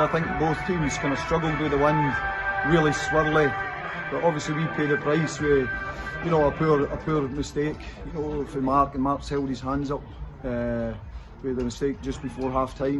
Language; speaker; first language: English; native; English